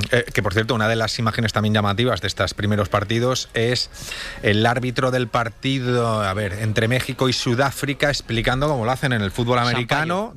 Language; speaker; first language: Spanish; native; Spanish